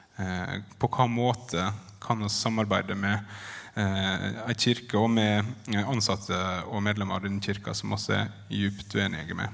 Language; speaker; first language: Norwegian; native; Norwegian